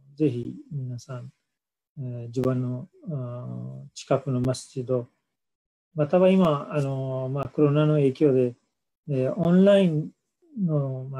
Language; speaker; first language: Japanese; non-native, fluent; Urdu